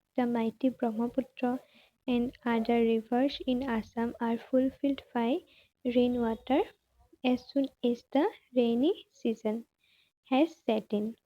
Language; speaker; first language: English; non-native, local second language; Assamese